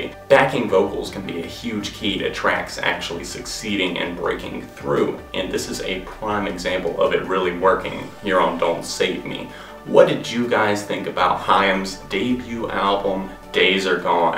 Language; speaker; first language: English; native; English